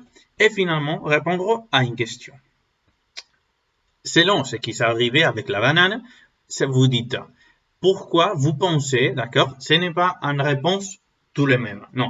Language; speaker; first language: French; non-native, learner; Spanish